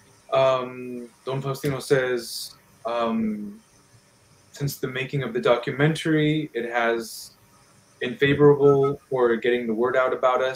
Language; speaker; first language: English; early bilingual, other home language; Spanish